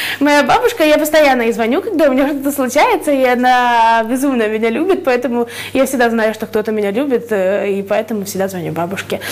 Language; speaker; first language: Russian; native; Russian